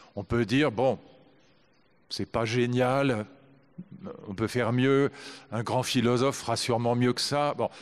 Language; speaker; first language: French; native; French